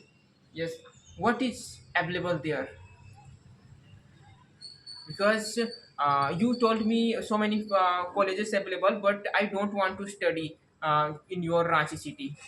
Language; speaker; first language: English; non-native, learner; Hindi